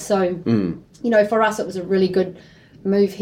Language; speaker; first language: English; native; English